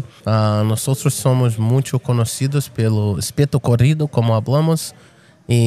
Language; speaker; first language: Spanish; non-native, fluent; Portuguese